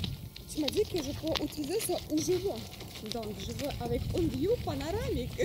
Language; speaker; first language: French; non-native, learner; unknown